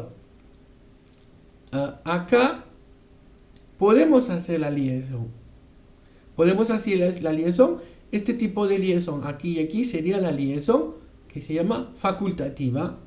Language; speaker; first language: Spanish; non-native, fluent; French